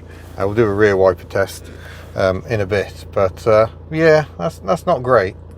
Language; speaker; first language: English; native; English